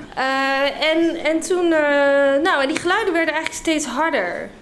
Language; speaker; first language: Dutch; non-native, fluent; English